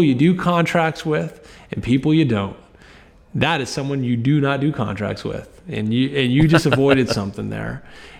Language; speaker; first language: English; native; English